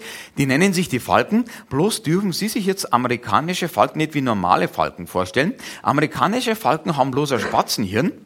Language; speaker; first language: German; native; German